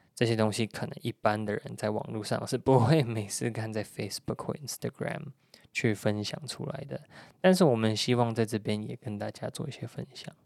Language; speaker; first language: Chinese; native; Chinese